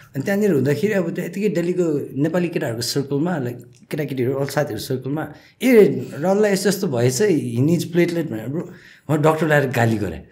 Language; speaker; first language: Nepali; native; Nepali